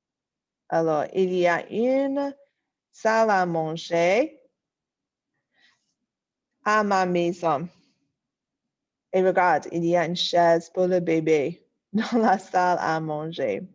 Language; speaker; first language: French; non-native, fluent; English